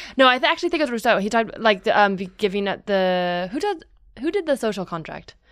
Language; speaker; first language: English; native; English